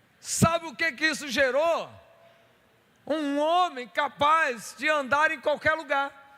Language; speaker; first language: Portuguese; native; Portuguese